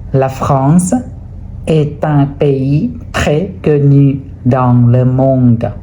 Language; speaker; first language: French; non-native, fluent; Thai